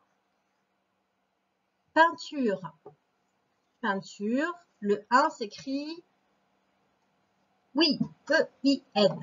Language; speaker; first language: French; native; French